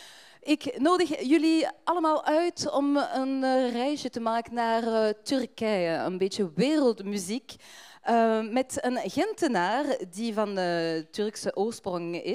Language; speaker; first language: Dutch; non-native, fluent; French